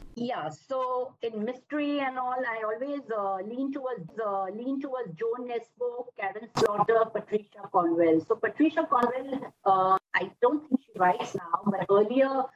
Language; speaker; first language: English; non-native, local second language; Gujarati